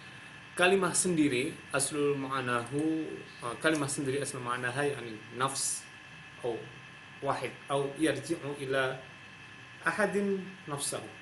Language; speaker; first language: Arabic; non-native, learner; Javanese